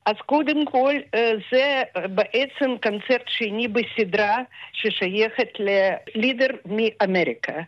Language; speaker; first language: Hebrew; non-native, fluent; Russian